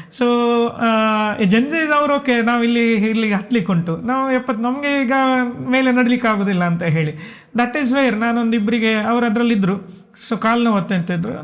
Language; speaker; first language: Kannada; native; Kannada